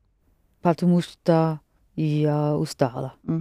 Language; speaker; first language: Russian; non-native, learner; English